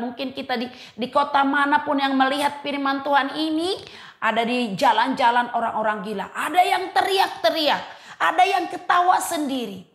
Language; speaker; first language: Indonesian; native; Indonesian